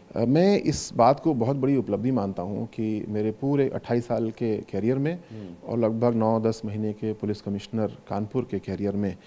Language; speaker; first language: Hindi; native; Hindi